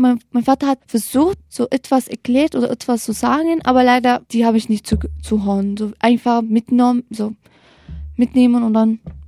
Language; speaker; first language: German; non-native, learner; Kurdish